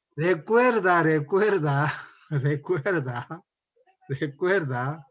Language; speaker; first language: Spanish; non-native, learner; Korean